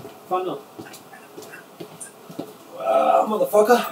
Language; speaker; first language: Swedish; native; Swedish